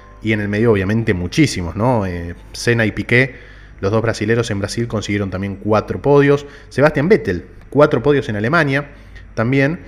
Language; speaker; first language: Spanish; native; Spanish